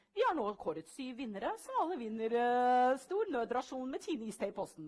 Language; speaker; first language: Norwegian; early bilingual, other home language; English